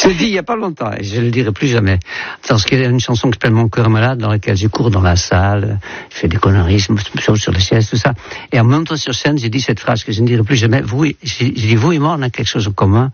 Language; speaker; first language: French; non-native, fluent; Dutch